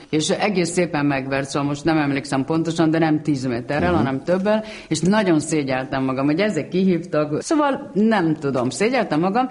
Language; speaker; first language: Hungarian; native; Hungarian